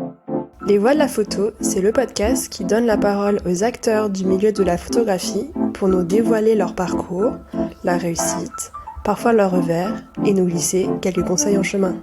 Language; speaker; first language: French; native; French